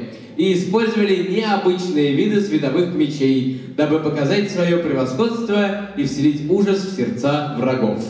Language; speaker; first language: Russian; native; Russian